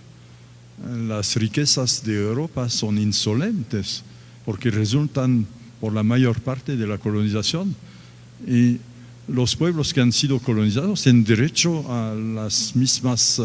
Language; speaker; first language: Spanish; non-native, fluent; French